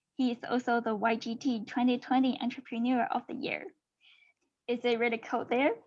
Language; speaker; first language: English; non-native, fluent; Chinese